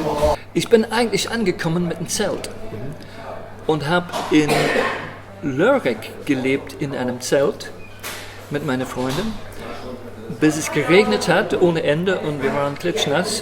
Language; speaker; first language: German; non-native, fluent; English